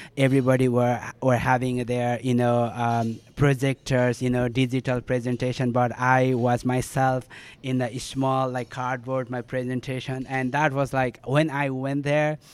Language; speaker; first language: English; non-native, local second language; Nepali